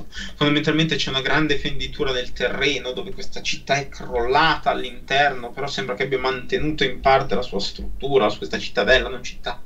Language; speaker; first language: Italian; native; Italian